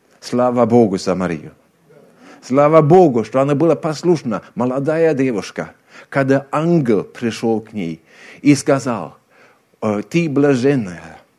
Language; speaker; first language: Russian; non-native, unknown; Swedish